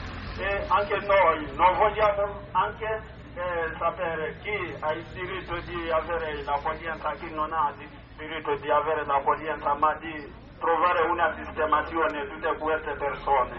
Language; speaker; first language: Italian; non-native, learner; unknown